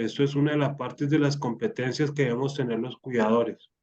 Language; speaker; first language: Spanish; native; Spanish